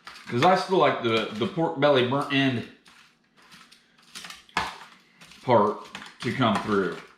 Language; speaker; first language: English; native; English